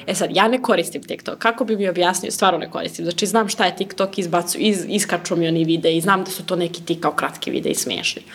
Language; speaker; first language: Serbian; native; Serbian